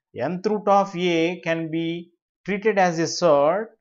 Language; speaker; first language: English; non-native, local second language; Telugu